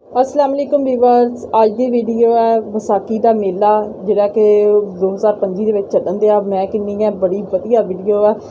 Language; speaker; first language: Punjabi; native; Punjabi